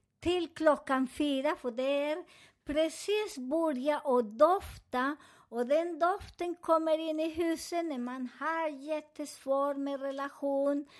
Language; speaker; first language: Swedish; non-native, learner; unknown